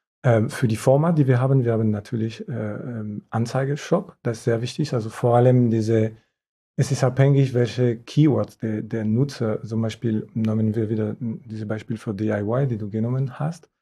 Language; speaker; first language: German; non-native, fluent; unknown